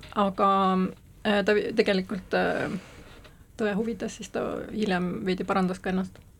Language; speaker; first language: Estonian; native; Estonian